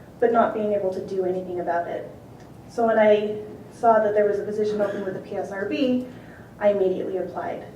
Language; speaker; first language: English; native; English